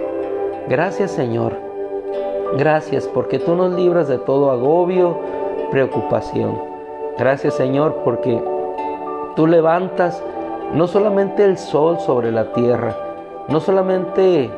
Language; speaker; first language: Spanish; native; Spanish